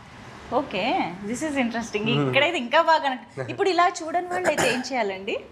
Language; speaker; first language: Telugu; native; Telugu